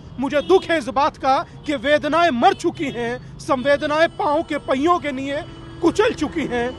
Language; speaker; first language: Hindi; native; Hindi